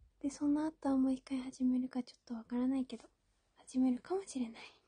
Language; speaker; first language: Japanese; native; Japanese